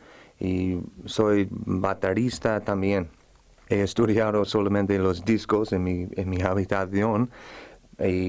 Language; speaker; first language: Spanish; non-native, fluent; English